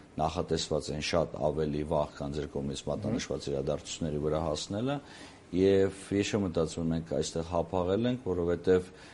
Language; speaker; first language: Armenian; native; Armenian